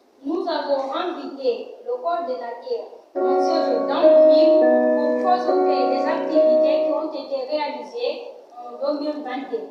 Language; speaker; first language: French; non-native, learner; Portuguese